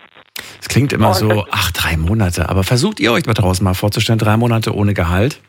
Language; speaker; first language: German; native; German